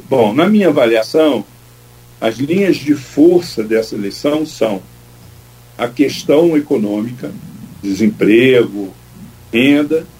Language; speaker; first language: Portuguese; native; Portuguese